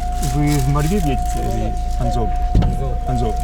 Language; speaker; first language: Russian; non-native, learner; English